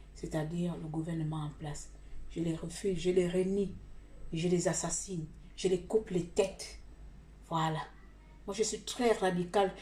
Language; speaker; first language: French; native; French